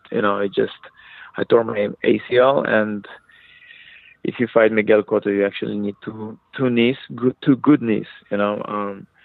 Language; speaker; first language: English; non-native, fluent; Hebrew